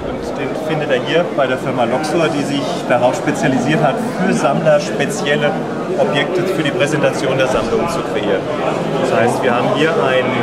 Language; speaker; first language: German; native; German